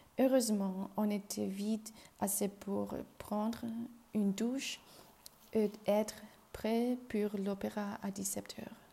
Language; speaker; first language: French; non-native, learner; Chinese